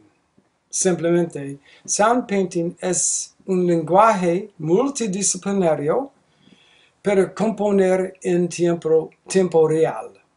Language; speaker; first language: Spanish; non-native, learner; English